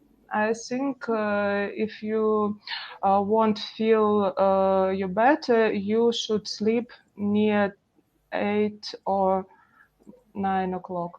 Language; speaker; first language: English; non-native, learner; Russian